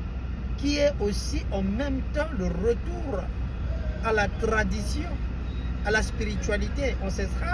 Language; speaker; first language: French; non-native, local second language; Kongo